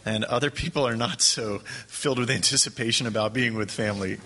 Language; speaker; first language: English; native; English